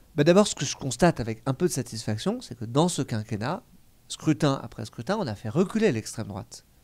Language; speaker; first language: French; native; French